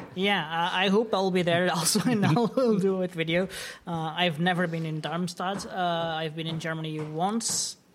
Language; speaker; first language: English; non-native, fluent; Portuguese